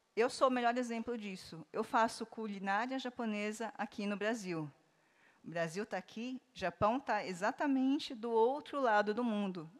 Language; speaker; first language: Portuguese; native; Portuguese